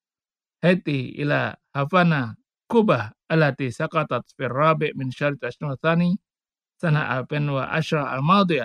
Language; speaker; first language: Arabic; non-native, fluent; Indonesian